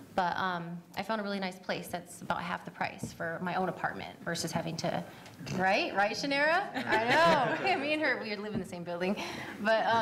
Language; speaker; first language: English; native; English